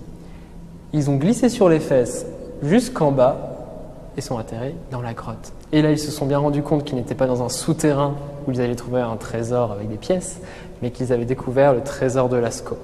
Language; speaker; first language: French; native; French